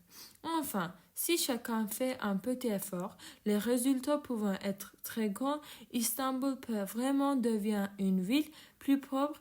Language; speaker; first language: French; non-native, learner; Turkish